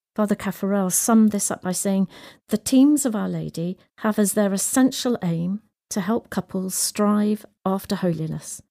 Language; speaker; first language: English; native; English